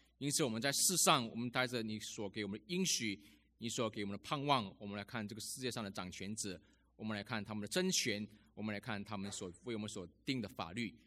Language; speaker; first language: Chinese; native; Chinese